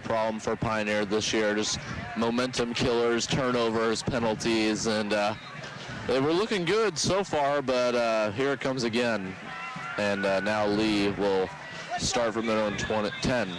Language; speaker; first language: English; native; English